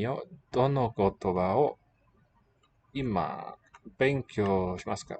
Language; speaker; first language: Japanese; non-native, learner; English